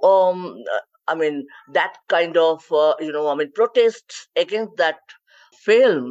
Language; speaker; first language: English; non-native, local second language; Bangla